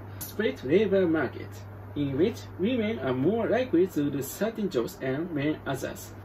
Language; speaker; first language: English; non-native, fluent; Japanese